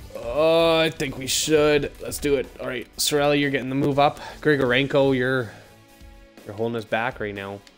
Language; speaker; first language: English; native; English